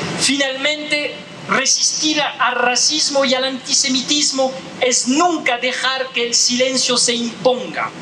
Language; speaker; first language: Spanish; non-native, fluent; French